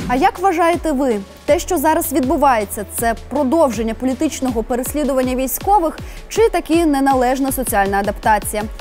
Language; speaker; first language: Ukrainian; native; Ukrainian